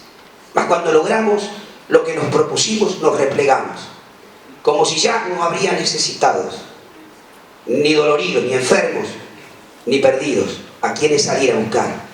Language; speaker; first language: Spanish; native; Spanish